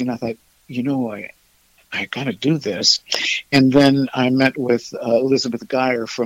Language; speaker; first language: English; native; English